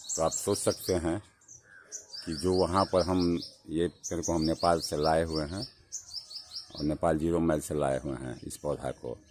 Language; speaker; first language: Hindi; non-native, local second language; Maithili